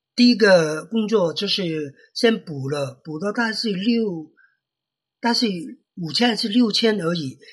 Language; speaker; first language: Chinese; non-native, fluent; Cantonese